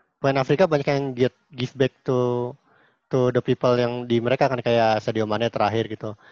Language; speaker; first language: Indonesian; native; Indonesian